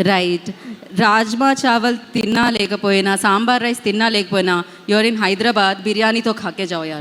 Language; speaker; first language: Telugu; native; Telugu